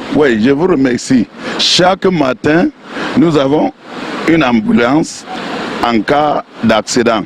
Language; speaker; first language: French; non-native, local second language; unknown